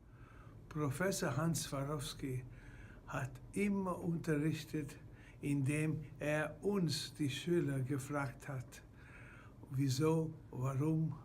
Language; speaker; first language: German; non-native, fluent; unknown